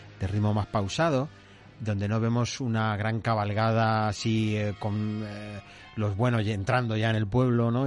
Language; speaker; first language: Spanish; native; Spanish